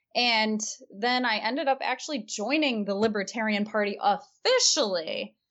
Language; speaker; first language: English; native; English